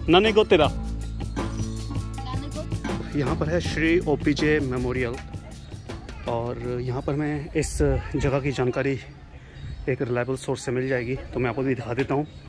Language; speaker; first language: Hindi; native; Hindi